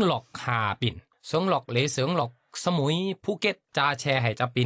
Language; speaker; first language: Cantonese; non-native, learner; Thai